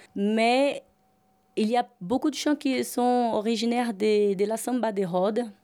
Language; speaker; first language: French; non-native, fluent; Portuguese